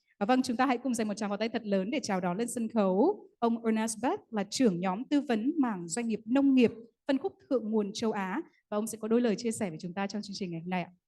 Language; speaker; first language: Vietnamese; native; Vietnamese